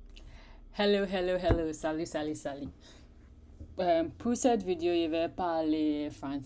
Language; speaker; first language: French; non-native, learner; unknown